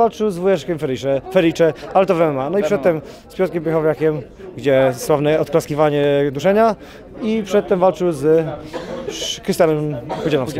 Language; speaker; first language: Polish; native; Polish